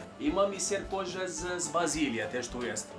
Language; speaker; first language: Polish; non-native, learner; Arabic